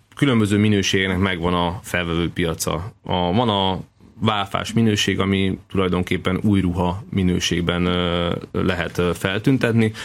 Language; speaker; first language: Hungarian; native; Hungarian